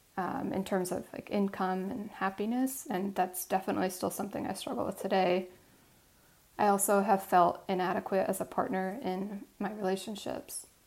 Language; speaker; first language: English; native; English